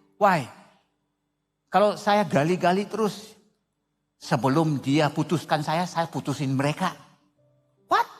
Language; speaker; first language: Indonesian; non-native, fluent; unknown